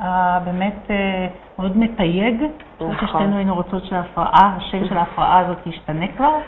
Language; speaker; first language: Hebrew; native; Hebrew